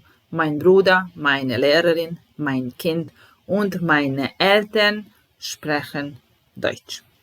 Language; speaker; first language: German; non-native, fluent; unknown